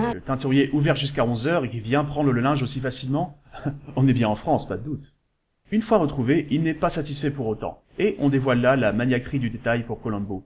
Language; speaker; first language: French; native; French